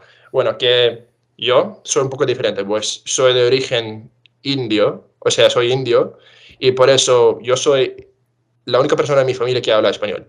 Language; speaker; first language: Spanish; non-native, fluent; English